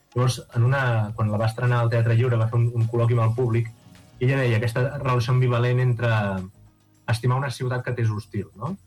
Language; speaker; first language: Catalan; native; Catalan